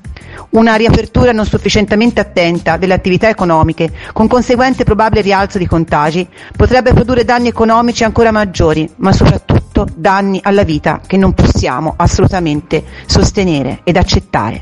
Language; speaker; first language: Italian; native; Italian